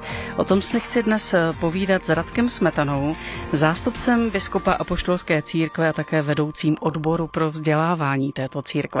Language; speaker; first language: Czech; native; Czech